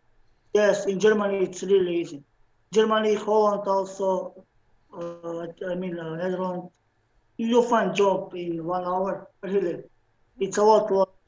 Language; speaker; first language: English; non-native, learner; Slovenian